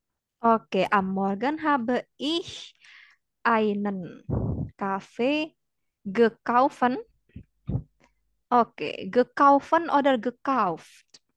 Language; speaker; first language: German; non-native, fluent; Indonesian